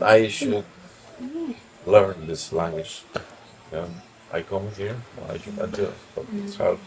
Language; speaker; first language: English; non-native, learner; Polish